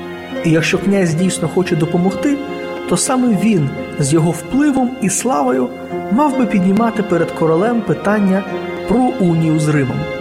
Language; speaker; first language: Ukrainian; native; Ukrainian